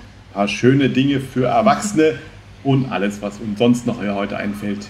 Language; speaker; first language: German; native; German